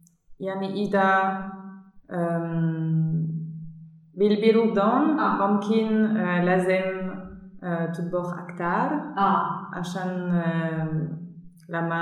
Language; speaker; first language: Arabic; non-native, learner; German